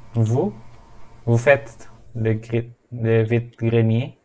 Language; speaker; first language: French; non-native, fluent; Indonesian